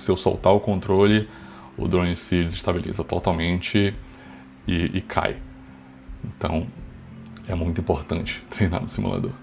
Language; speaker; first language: Portuguese; native; Portuguese